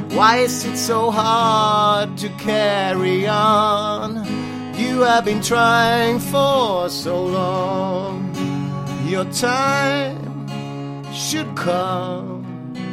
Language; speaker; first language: English; non-native, fluent; Swedish